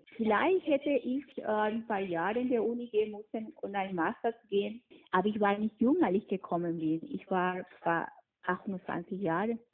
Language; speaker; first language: German; non-native, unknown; Spanish